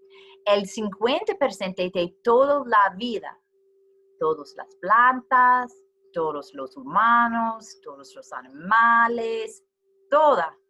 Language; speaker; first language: Spanish; non-native, learner; English